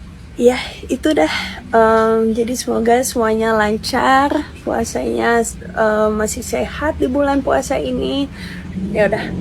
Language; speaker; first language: Indonesian; non-native, fluent; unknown